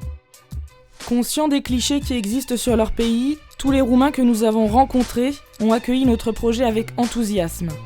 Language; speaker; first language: French; native; French